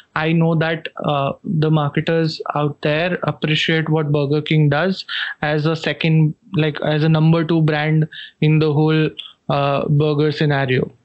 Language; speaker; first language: English; non-native, local second language; Hindi